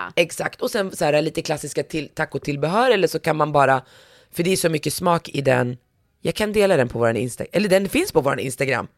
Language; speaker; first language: Swedish; early bilingual, other home language; Arabic